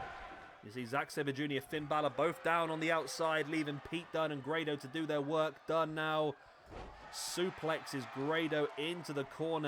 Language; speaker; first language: English; native; English